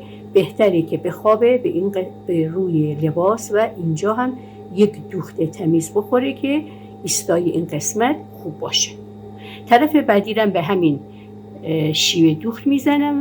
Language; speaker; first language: Persian; native; Persian